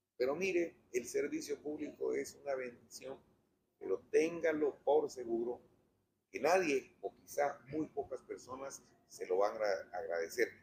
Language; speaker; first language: Spanish; native; Spanish